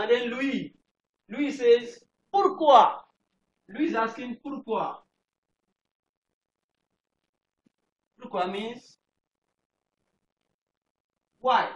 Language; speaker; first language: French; non-native, fluent; English